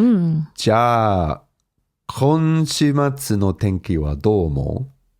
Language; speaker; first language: Japanese; non-native, fluent; English